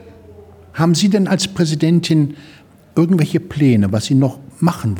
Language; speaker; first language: German; native; German